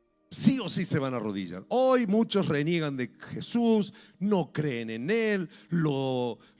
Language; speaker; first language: Spanish; native; Spanish